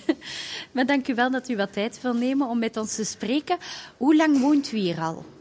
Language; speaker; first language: Dutch; native; Dutch